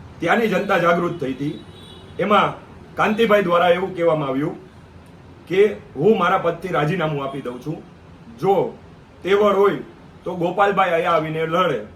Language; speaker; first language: Gujarati; native; Gujarati